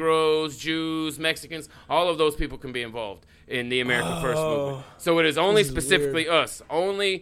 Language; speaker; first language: English; native; English